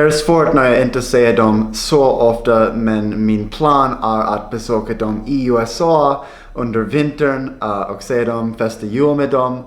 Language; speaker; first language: Swedish; non-native, learner; English